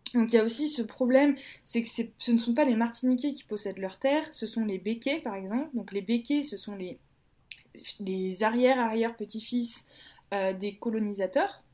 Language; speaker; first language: French; native; French